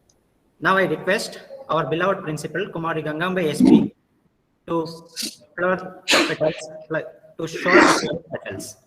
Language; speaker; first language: English; non-native, local second language; Kannada